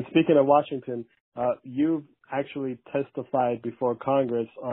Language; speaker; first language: English; early bilingual, other home language; Persian